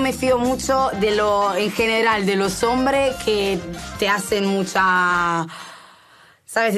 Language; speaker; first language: Spanish; non-native, fluent; Italian